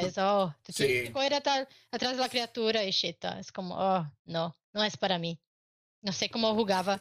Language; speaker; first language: Spanish; non-native, learner; Portuguese